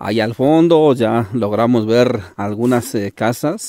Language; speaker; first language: Spanish; native; Spanish